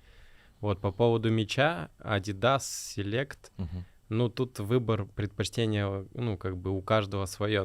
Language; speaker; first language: Russian; native; Russian